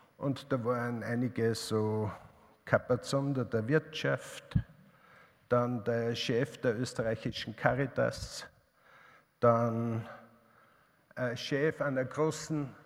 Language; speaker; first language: German; native; German